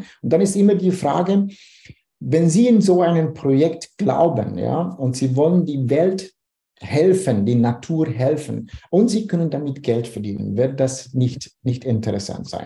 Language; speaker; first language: German; non-native, fluent; Dutch